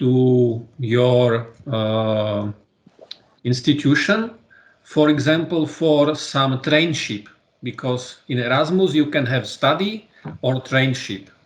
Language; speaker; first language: English; non-native, fluent; Slovak